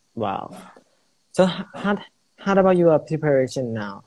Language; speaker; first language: English; non-native, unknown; Thai